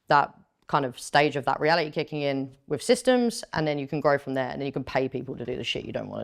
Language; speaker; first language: English; native; English